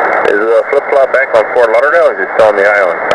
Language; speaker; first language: English; native; English